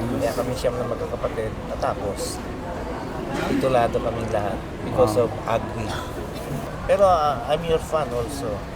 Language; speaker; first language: Filipino; non-native, local second language; Iloko